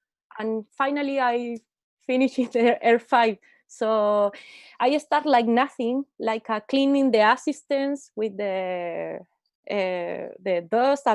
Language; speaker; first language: English; non-native, learner; Spanish